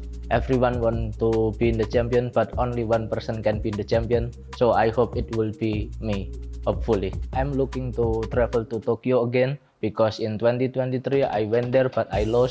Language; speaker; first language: English; non-native, learner; Indonesian